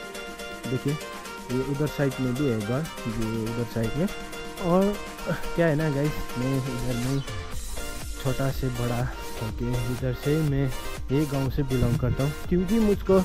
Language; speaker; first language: Hindi; non-native, local second language; Nepali